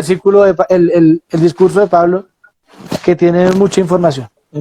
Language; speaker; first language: Spanish; native; Spanish